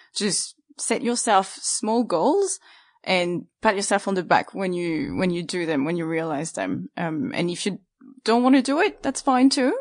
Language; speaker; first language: English; non-native, fluent; French